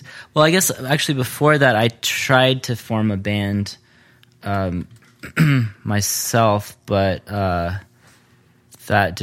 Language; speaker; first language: English; native; English